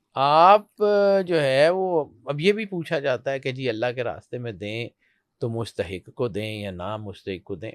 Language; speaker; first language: Urdu; non-native, local second language; Punjabi